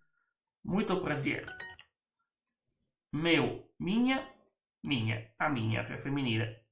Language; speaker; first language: Portuguese; non-native, learner; Italian